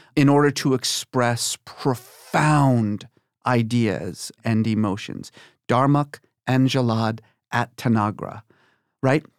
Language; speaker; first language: English; early bilingual, other home language; Persian